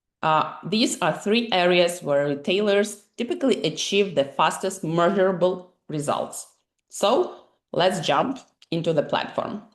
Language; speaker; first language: English; non-native, fluent; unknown